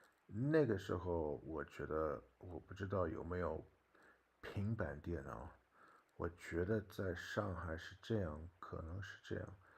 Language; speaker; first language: Chinese; non-native, fluent; English